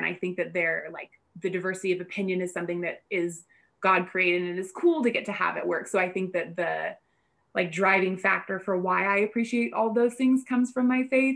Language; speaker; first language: English; native; English